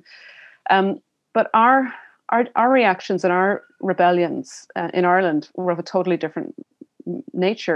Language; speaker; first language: English; native; English